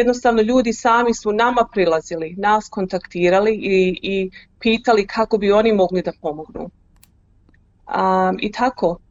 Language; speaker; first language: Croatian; early bilingual, heritage; Croatian